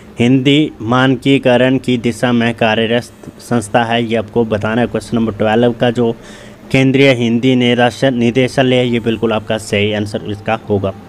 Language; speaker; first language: Hindi; native; Hindi